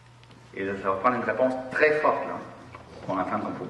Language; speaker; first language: French; native; French